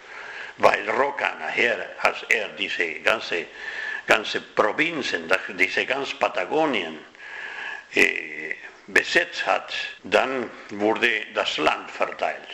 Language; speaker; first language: German; non-native, fluent; Spanish